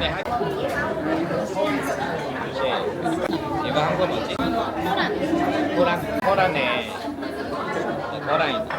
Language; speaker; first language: Korean; non-native, fluent; Chinese